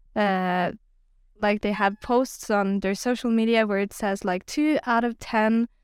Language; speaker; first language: English; non-native, fluent; Norwegian